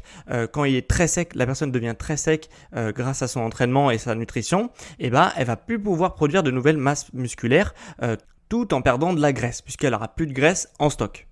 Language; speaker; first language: French; native; French